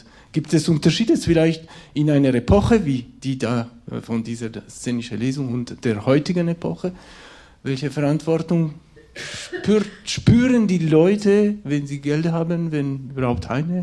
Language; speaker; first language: German; non-native, local second language; French